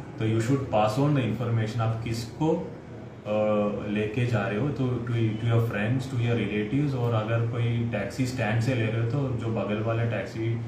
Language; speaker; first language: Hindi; non-native, local second language; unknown